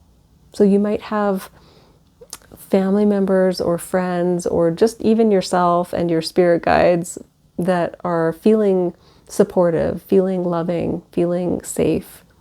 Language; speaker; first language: English; native; English